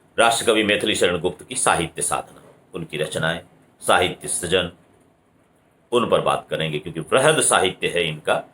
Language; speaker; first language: Hindi; native; Hindi